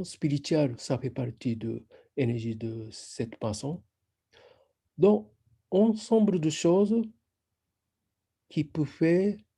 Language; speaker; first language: French; non-native, fluent; Japanese